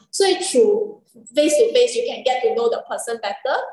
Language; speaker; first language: English; non-native, local second language; Chinese